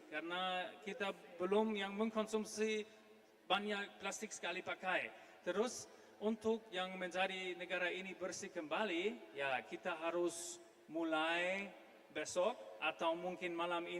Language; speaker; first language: Indonesian; non-native, fluent; German